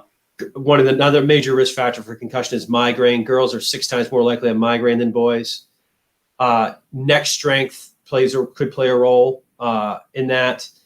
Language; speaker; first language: English; native; English